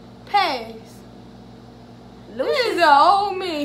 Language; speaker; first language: English; native; English